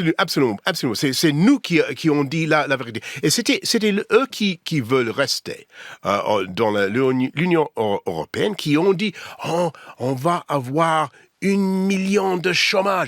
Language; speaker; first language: French; non-native, learner; English